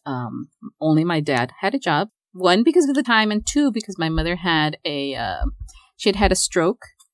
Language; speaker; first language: English; early bilingual, other home language; Spanish